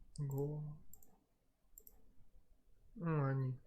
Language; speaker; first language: Korean; non-native, learner; Russian